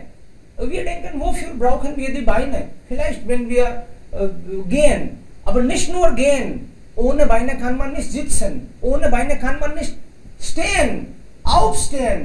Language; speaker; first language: German; non-native, learner; Hindi